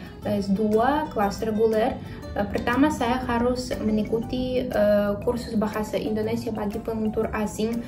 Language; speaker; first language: Indonesian; non-native, fluent; Russian